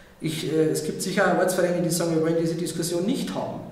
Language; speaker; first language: German; native; German